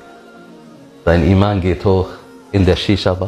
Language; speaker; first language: German; early bilingual, other home language; Arabic